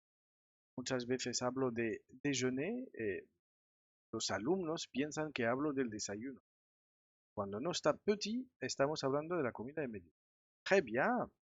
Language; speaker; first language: Spanish; non-native, fluent; French